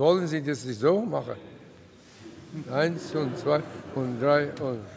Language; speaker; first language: German; non-native, fluent; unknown